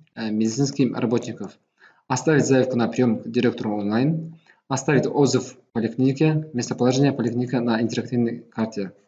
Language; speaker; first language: Russian; non-native, local second language; Kazakh